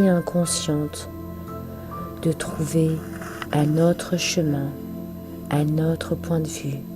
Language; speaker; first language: French; native; French